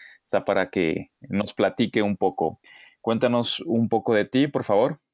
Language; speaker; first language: Spanish; native; Spanish